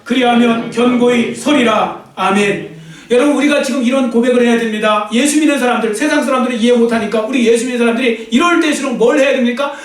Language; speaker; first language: Korean; native; Korean